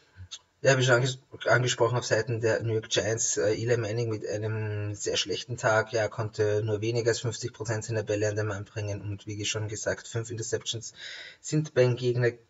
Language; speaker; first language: German; native; German